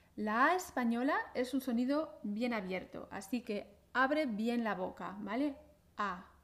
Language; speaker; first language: Spanish; native; Spanish